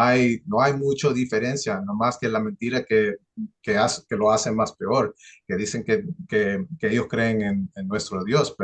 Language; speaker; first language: Spanish; early bilingual, heritage; English